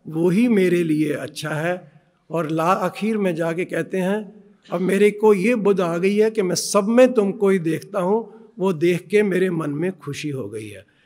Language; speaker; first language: Hindi; non-native, local second language; Punjabi